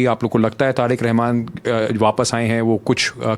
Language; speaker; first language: Hindi; native; Hindi